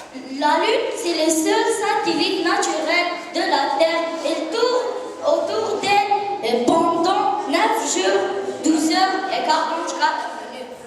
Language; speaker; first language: French; non-native, local second language; Arabic